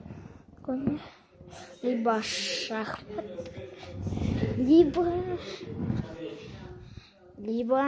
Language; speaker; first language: Russian; early bilingual, heritage; Russian